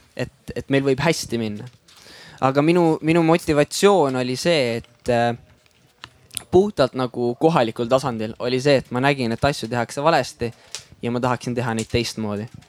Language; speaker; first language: Estonian; native; Estonian